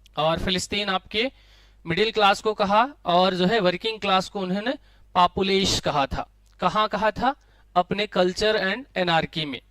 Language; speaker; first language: Hindi; native; Hindi